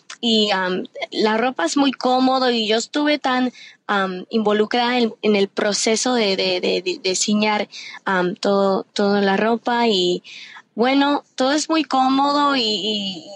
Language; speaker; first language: Spanish; early bilingual, heritage; Spanish